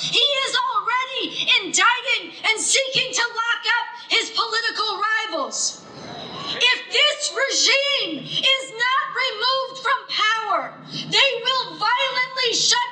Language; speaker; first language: English; native; English